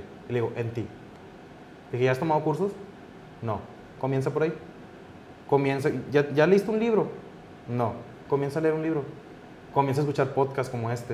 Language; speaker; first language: Spanish; native; Spanish